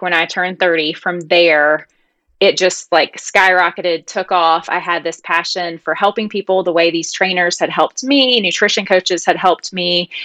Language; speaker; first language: English; native; English